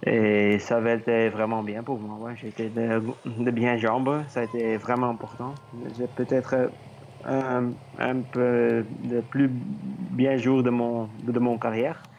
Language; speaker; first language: French; non-native, learner; Dutch